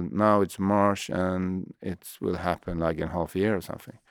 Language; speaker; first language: English; non-native, fluent; Swedish